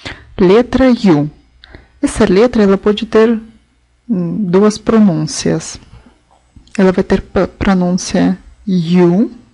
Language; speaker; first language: Portuguese; non-native, fluent; Russian